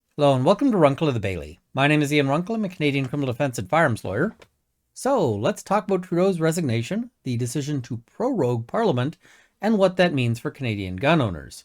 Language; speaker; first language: English; native; English